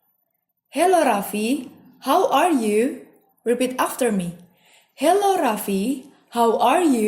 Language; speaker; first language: English; non-native, fluent; Indonesian